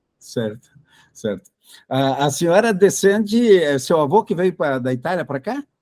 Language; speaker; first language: Portuguese; native; Portuguese